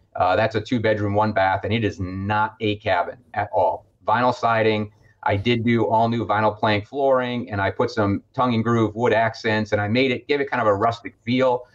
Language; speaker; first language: English; native; English